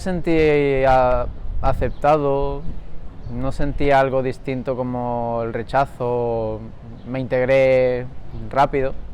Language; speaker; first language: Spanish; early bilingual, other home language; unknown